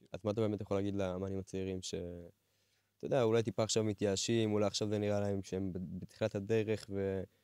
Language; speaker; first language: Hebrew; native; Hebrew